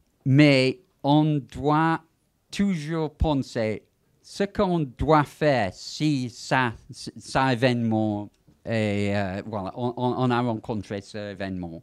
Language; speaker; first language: French; non-native, fluent; English